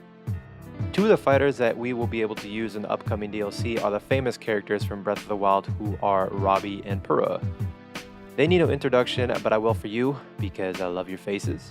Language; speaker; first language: English; native; English